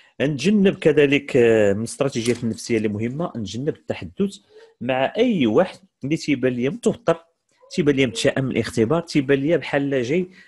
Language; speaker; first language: Arabic; native; Arabic